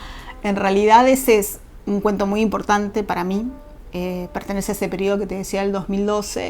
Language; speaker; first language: Spanish; native; Spanish